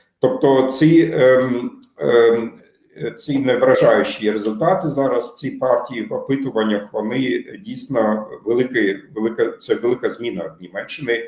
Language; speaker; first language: Ukrainian; non-native, fluent; German